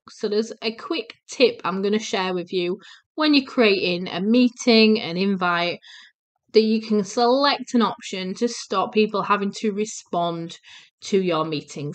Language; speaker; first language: English; native; English